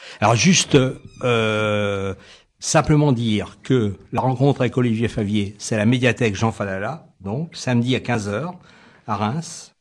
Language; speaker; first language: French; native; French